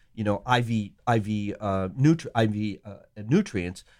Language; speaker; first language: English; non-native, local second language; Sinhala